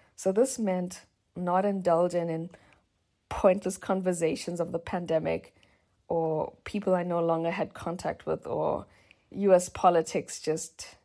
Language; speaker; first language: English; native; English